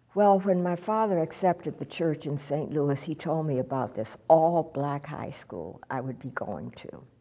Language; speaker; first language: English; native; English